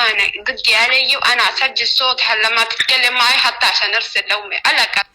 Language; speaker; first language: Arabic; native; Arabic